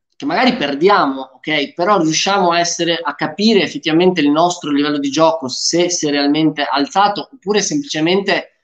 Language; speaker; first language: Italian; early bilingual, other home language; Romanian